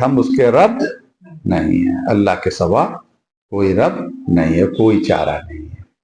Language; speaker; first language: Urdu; native; Urdu